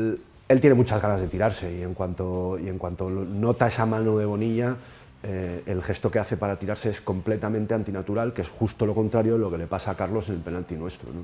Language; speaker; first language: Spanish; native; Spanish